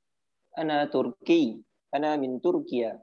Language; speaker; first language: Arabic; non-native, learner; Indonesian